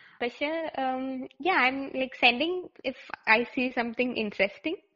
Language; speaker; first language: English; non-native, local second language; Malayalam